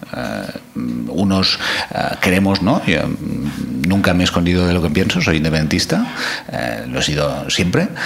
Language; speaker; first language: Spanish; non-native, local second language; Catalan